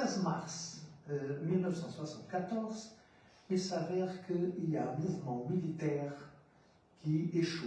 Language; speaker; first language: French; non-native, fluent; Portuguese